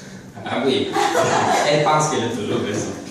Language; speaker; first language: French; non-native, learner; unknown